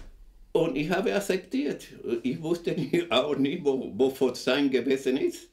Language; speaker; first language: German; non-native, fluent; Spanish